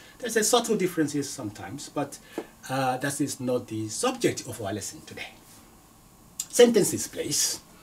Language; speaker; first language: English; non-native, local second language; Yoruba